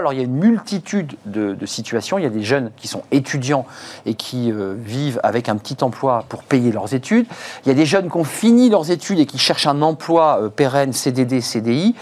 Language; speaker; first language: French; native; French